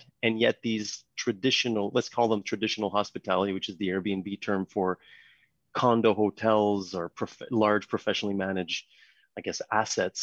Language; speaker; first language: English; non-native, fluent; French